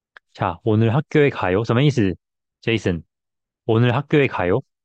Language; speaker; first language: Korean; non-native, fluent; Chinese